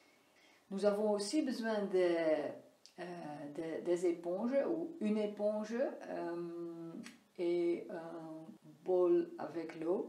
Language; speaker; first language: French; non-native, fluent; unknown